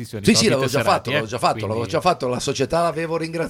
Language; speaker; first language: Italian; native; Italian